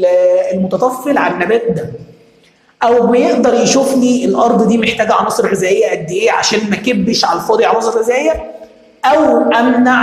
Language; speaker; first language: Arabic; native; Arabic